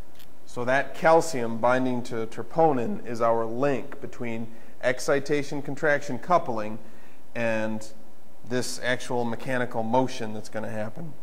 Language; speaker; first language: English; native; English